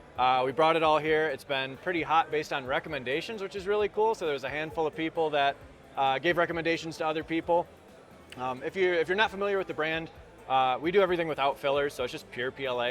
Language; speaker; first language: English; native; English